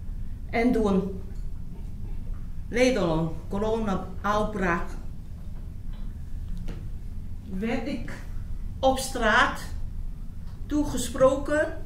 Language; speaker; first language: Dutch; non-native, learner; Cantonese